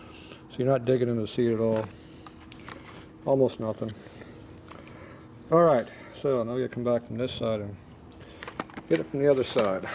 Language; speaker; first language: English; native; English